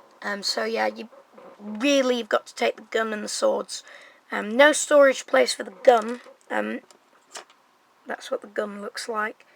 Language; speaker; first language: English; native; English